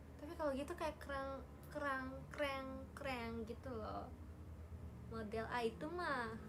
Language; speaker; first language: Indonesian; non-native, fluent; Japanese